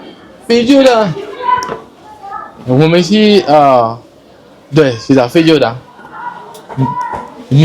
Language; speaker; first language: Chinese; non-native, learner; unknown